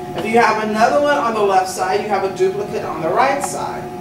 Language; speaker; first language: English; native; English